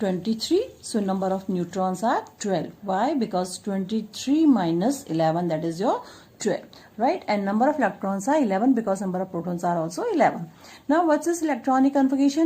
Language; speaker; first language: English; non-native, local second language; Hindi